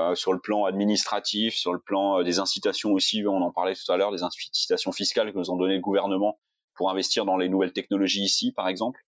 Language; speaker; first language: French; native; French